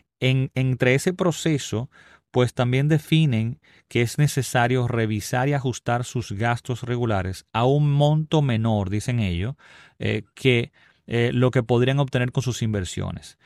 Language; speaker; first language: Spanish; native; Spanish